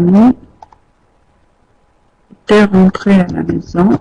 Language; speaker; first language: French; non-native, fluent; Arabic